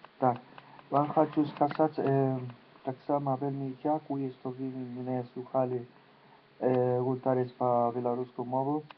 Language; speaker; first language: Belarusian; non-native, learner; Spanish